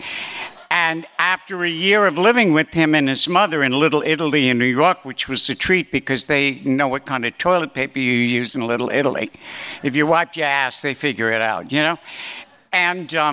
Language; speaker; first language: English; native; English